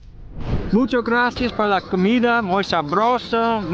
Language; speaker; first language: Spanish; non-native, learner; English